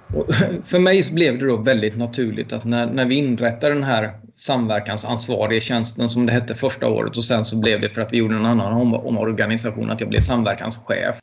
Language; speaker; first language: Swedish; native; Swedish